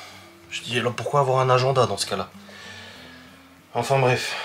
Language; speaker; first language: French; native; French